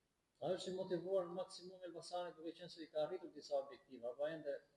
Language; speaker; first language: Albanian; native; Albanian